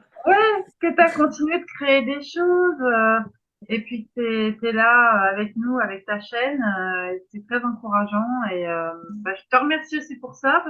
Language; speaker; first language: French; native; French